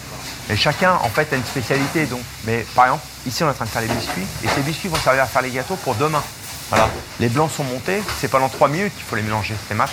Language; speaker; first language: French; native; French